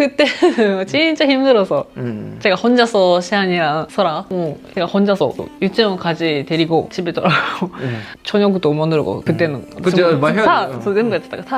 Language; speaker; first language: Korean; non-native, fluent; Japanese